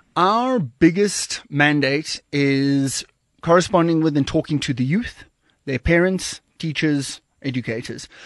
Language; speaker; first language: English; native; English